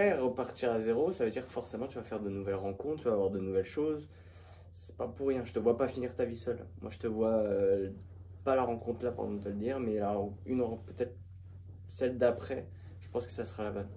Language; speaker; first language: French; native; French